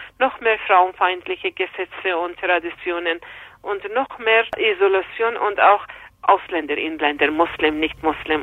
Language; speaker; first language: German; non-native, fluent; Persian